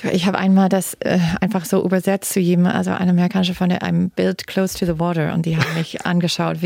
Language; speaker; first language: German; non-native, fluent; English